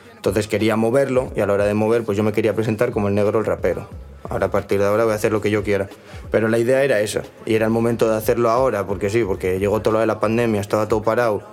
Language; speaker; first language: Spanish; native; Spanish